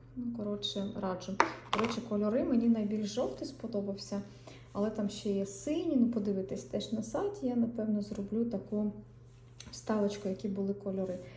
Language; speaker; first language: Ukrainian; non-native, local second language; Russian